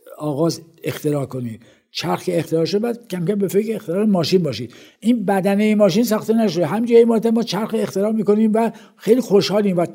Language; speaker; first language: Persian; native; Persian